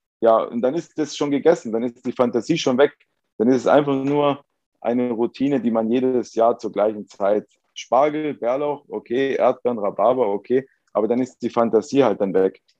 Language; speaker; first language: German; early bilingual, other home language; Italian